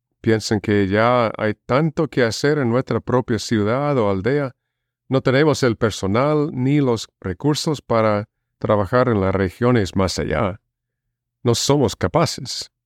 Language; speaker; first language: Spanish; non-native, fluent; English